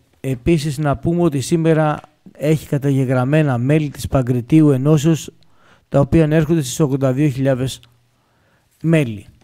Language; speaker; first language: Greek; native; Greek